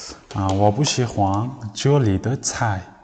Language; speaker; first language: Chinese; non-native, fluent; Mongolian